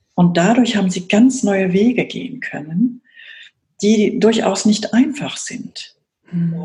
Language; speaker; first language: German; native; German